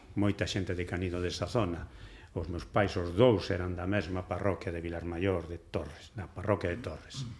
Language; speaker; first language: Galician; non-native, local second language; Spanish